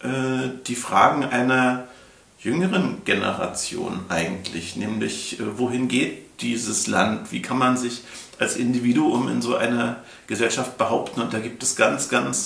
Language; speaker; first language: German; native; German